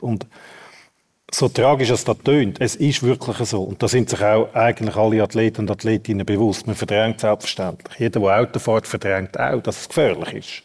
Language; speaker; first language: German; native; German